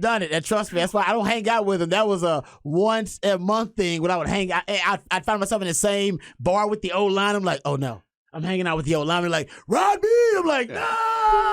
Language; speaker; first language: English; native; English